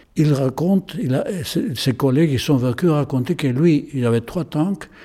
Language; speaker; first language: French; non-native, fluent; Spanish